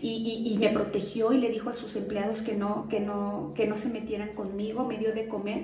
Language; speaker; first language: Spanish; native; Spanish